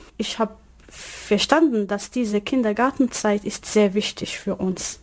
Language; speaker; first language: German; non-native, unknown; Arabic